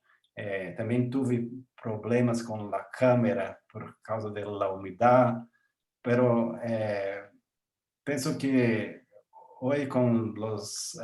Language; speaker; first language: Spanish; non-native, learner; Portuguese